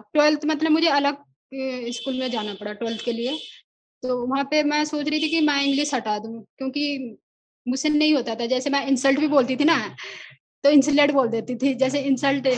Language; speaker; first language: Hindi; non-native, local second language; Odia